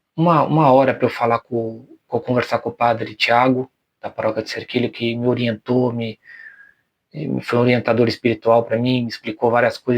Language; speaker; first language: Portuguese; native; Portuguese